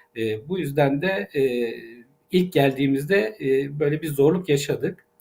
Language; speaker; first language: Turkish; native; Turkish